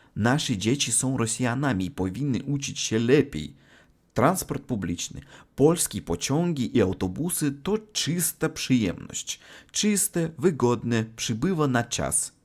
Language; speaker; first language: Polish; non-native, learner; Russian